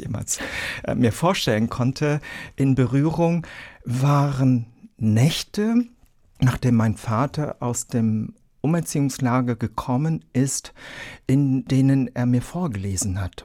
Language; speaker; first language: German; early bilingual, other home language; Vietnamese